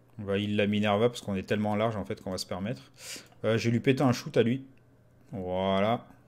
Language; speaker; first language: French; native; French